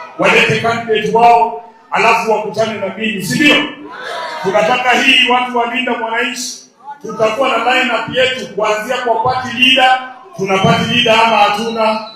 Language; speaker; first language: Swahili; non-native, local second language; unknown